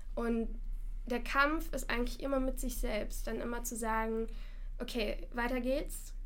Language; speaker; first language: German; non-native, fluent; Russian